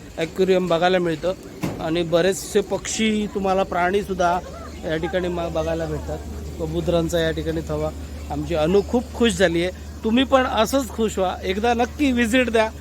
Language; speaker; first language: Marathi; native; Marathi